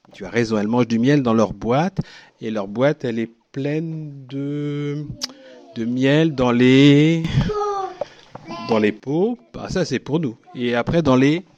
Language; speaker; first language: French; native; French